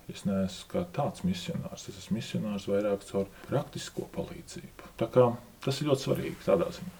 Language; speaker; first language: Latvian; native; Latvian